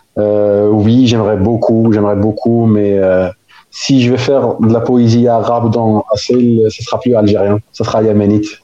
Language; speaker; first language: French; non-native, local second language; Arabic